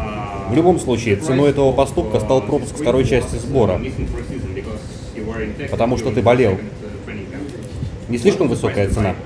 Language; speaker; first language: Russian; native; Russian